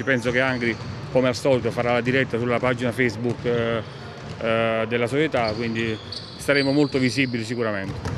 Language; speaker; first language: Italian; native; Italian